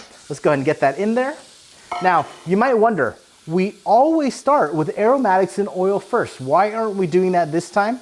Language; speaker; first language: English; native; English